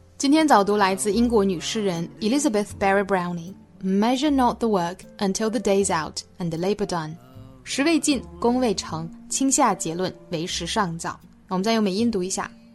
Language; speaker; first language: Chinese; native; Chinese